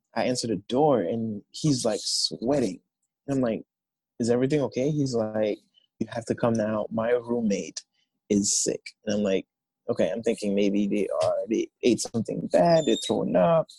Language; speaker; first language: English; non-native, fluent; Haitian Creole